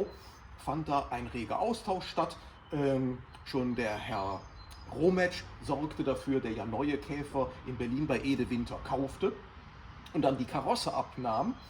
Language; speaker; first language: German; native; German